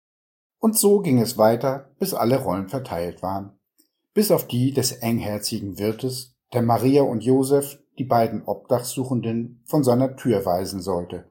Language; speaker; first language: German; native; German